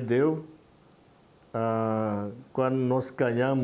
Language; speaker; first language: Portuguese; non-native, local second language; Yanomámi